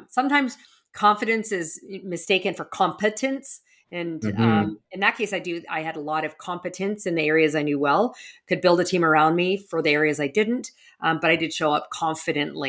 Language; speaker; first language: English; native; English